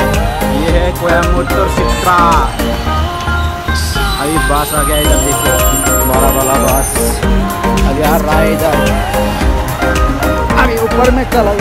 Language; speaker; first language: Hindi; non-native, local second language; Bodo